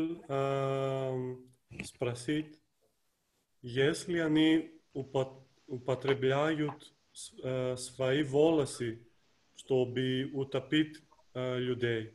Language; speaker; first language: Russian; non-native, fluent; Greek